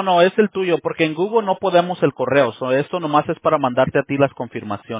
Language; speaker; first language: Spanish; early bilingual, heritage; Spanish